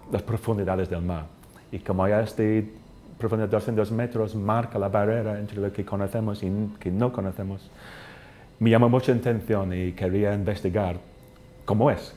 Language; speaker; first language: Spanish; non-native, fluent; English